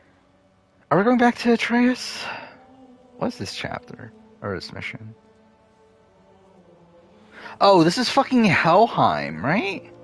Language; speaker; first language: English; native; English